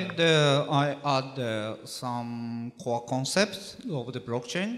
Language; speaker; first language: English; non-native, learner; Japanese